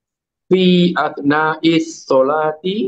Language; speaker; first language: Arabic; non-native, learner; Malay